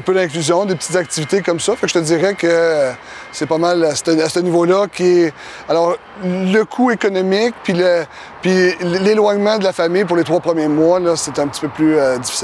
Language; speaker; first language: French; native; French